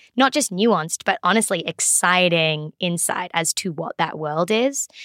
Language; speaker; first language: English; native; English